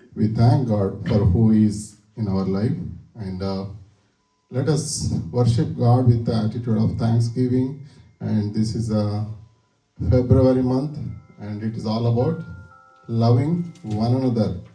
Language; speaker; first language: English; non-native, local second language; Telugu